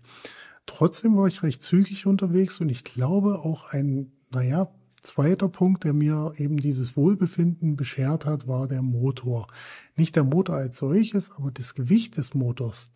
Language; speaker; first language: German; native; German